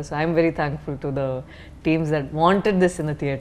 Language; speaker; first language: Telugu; non-native, fluent; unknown